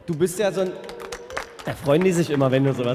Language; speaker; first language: German; native; German